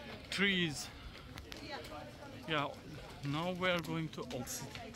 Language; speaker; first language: English; non-native, learner; Azerbaijani